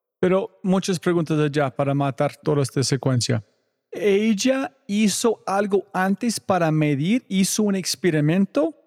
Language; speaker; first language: Spanish; non-native, learner; English